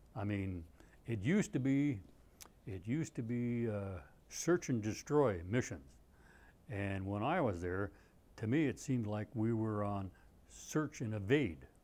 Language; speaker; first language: English; native; English